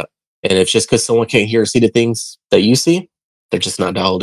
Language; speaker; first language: English; native; English